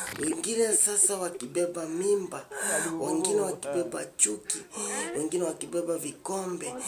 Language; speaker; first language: Swahili; native; Swahili